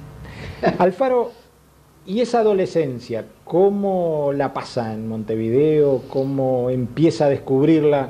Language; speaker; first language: Spanish; native; Spanish